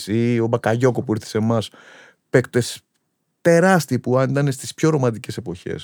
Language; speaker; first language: Greek; native; Greek